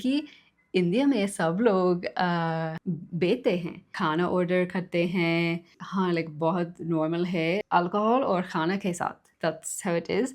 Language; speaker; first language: Hindi; non-native, learner; English